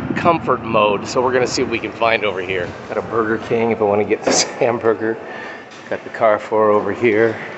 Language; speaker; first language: English; native; English